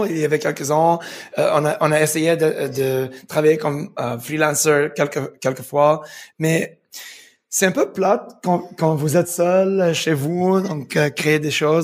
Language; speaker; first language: French; early bilingual, heritage; French